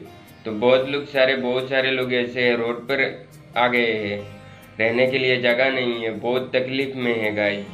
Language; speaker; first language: Hindi; non-native, local second language; Bangla